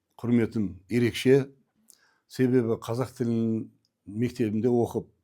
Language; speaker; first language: Kazakh; non-native, local second language; Turkish